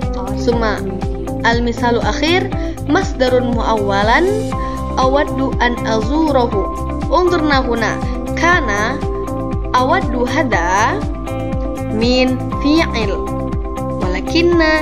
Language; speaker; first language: Arabic; non-native, learner; Indonesian